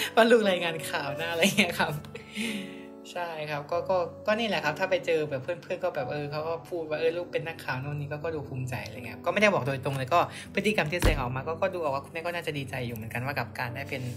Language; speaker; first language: Thai; native; Thai